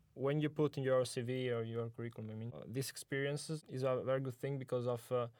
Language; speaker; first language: English; non-native, learner; Italian